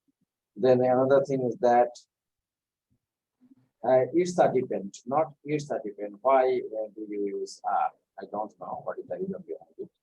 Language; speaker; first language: English; non-native, fluent; Bangla